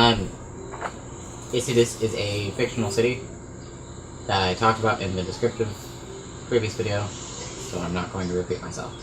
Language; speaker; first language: English; native; English